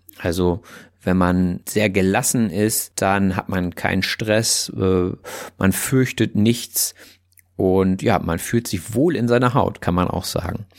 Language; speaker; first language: German; native; German